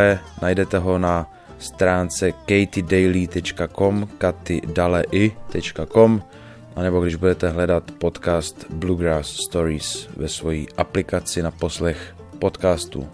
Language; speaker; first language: Czech; native; Czech